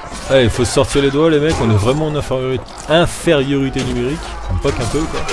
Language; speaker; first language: French; native; French